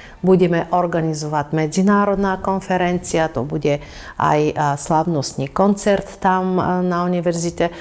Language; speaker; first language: Slovak; non-native, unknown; Bulgarian